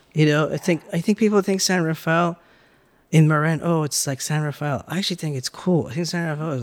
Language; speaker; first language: English; early bilingual, other home language; Persian